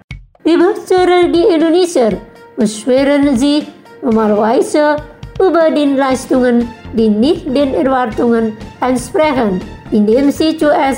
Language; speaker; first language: German; non-native, fluent; Indonesian